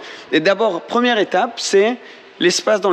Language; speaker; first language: French; native; French